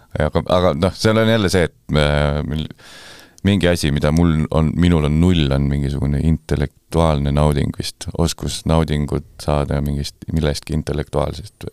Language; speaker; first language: Estonian; native; Estonian